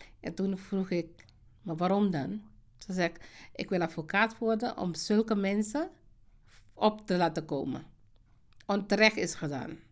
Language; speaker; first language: Dutch; non-native, fluent; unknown